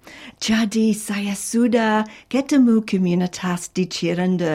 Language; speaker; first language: Indonesian; non-native, fluent; English